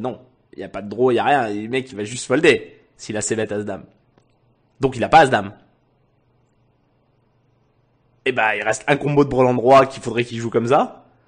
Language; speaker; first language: French; native; French